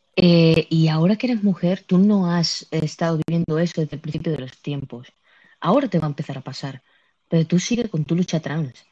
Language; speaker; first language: Spanish; native; Spanish